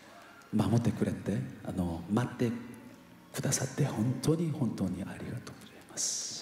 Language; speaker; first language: Japanese; non-native, learner; Korean